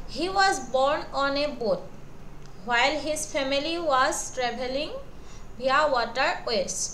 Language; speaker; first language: English; non-native, local second language; Assamese